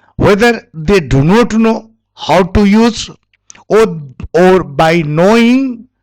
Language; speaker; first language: English; non-native, local second language; Nepali